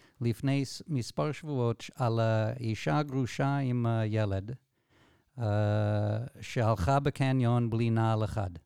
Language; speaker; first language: Hebrew; non-native, fluent; English